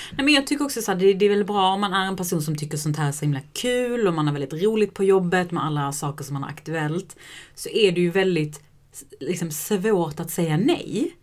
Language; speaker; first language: Swedish; native; Swedish